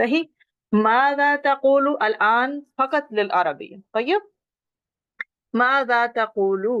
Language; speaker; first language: Arabic; non-native, fluent; Urdu